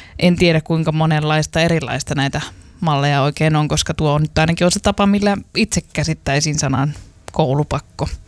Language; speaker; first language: Finnish; native; Finnish